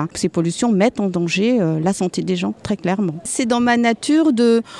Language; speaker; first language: French; native; French